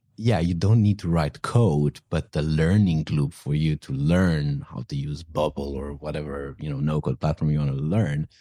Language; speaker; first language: English; non-native, fluent; Romanian